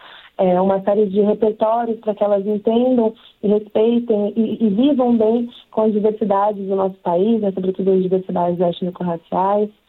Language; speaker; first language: Portuguese; native; Portuguese